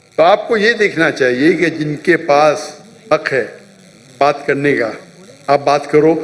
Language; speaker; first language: Urdu; non-native, local second language; Konkani